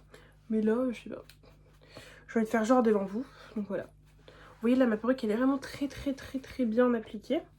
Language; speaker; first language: French; native; French